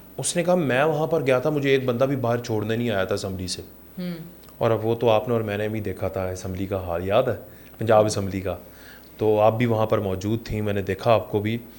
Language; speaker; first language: Urdu; non-native, local second language; Punjabi